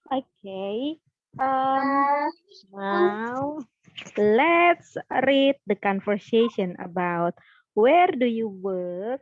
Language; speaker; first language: English; non-native, fluent; Indonesian